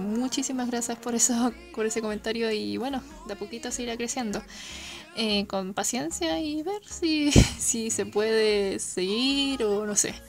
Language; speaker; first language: Spanish; native; Spanish